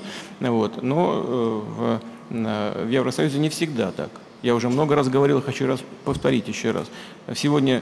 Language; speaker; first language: Russian; native; Russian